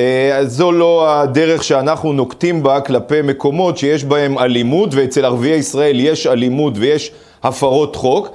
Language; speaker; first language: Hebrew; native; Hebrew